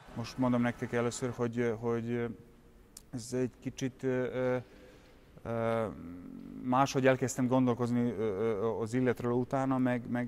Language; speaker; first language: Hungarian; non-native, fluent; Serbian